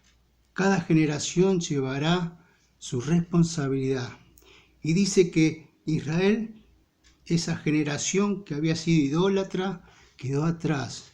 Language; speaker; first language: Spanish; native; Spanish